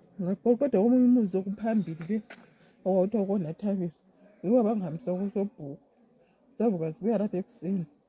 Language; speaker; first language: Zulu; native; Zulu